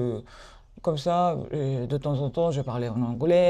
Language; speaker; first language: French; non-native, fluent; Japanese